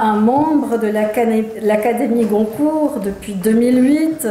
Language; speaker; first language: French; native; French